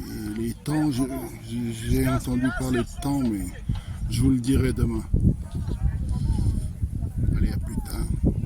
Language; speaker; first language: French; native; French